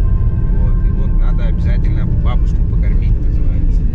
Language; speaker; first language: Russian; non-native, local second language; Yakut